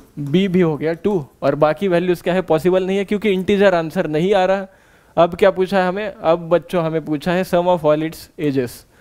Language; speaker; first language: Hindi; non-native, local second language; Marathi